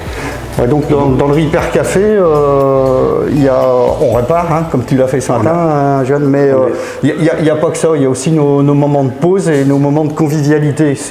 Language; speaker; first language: French; native; French